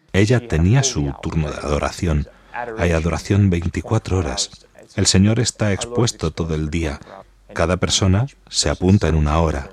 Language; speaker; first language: Spanish; non-native, fluent; English